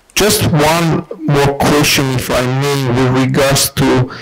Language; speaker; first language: English; non-native, fluent; Armenian